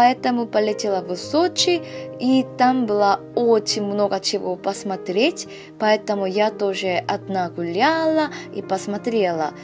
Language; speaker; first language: Russian; non-native, fluent; Korean